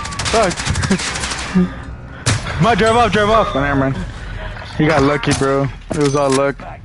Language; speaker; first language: English; early bilingual, other home language; Spanish